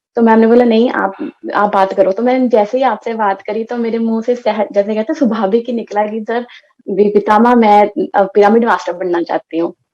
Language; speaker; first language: Hindi; non-native, local second language; Punjabi